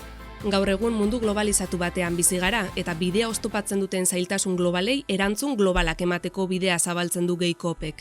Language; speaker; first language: Basque; native; Basque